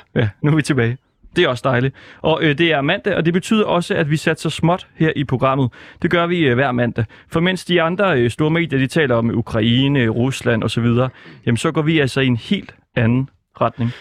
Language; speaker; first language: Danish; non-native, local second language; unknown